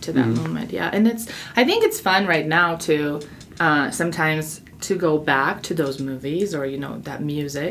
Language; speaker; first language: English; non-native, fluent; Russian